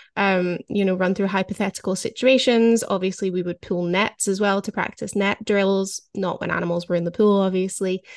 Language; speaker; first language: English; native; English